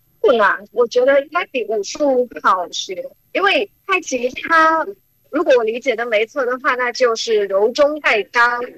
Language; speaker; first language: Chinese; early bilingual, heritage; Chinese